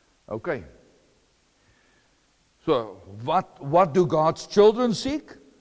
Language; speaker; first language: English; non-native, local second language; Afrikaans